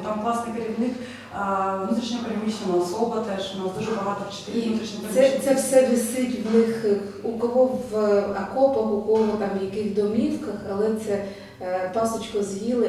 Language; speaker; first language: Ukrainian; non-native, local second language; Russian